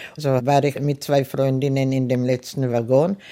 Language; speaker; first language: German; non-native, fluent; Czech